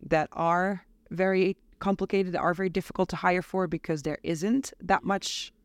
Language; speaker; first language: English; non-native, fluent; Dutch